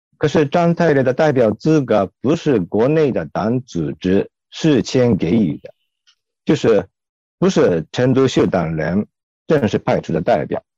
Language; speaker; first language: Chinese; non-native, fluent; Japanese